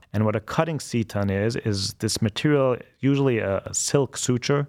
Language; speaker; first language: English; non-native, fluent; German